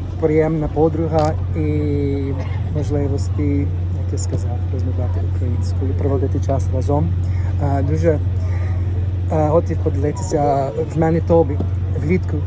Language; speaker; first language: Ukrainian; non-native, learner; English